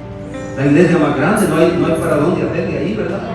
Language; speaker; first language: Spanish; native; Spanish